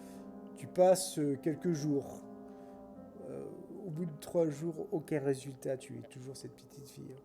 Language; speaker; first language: French; native; French